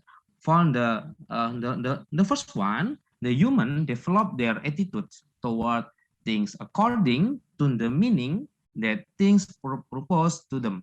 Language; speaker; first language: English; non-native, learner; Indonesian